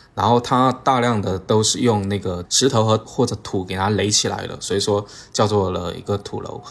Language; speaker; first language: Chinese; native; Chinese